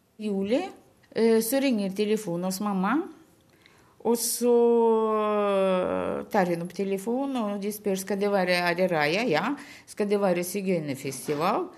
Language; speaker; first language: Norwegian; early bilingual, other home language; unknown